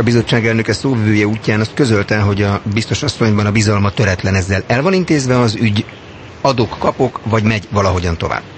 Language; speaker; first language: Hungarian; native; Hungarian